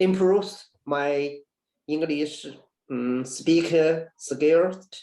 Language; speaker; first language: English; non-native, learner; Chinese